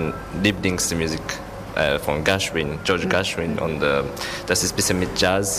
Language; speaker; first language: German; non-native, learner; Japanese